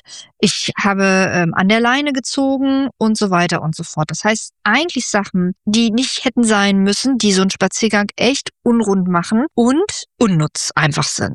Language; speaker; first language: German; native; German